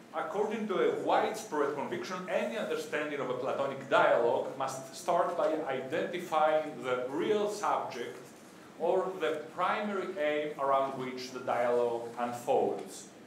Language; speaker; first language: English; non-native, fluent; Greek